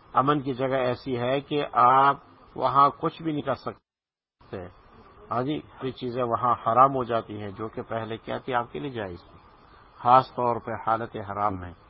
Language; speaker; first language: Urdu; native; Urdu